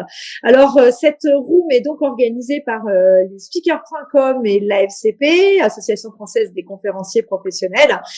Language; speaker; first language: French; native; French